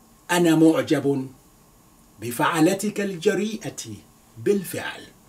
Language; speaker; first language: Arabic; non-native, fluent; Yoruba